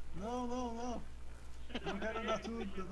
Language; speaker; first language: Portuguese; native; Portuguese